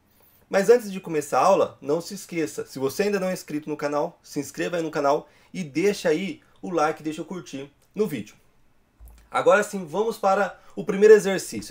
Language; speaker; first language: Portuguese; native; Portuguese